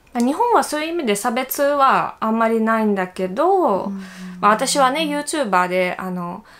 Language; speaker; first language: Japanese; non-native, fluent; Russian